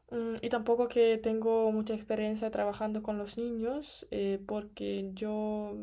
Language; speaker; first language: Spanish; non-native, fluent; Russian